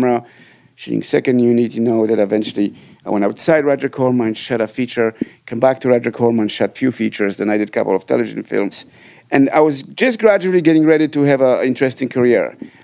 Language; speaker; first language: English; non-native, fluent; Polish